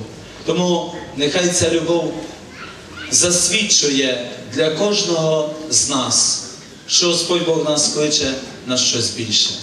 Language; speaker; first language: Ukrainian; native; Ukrainian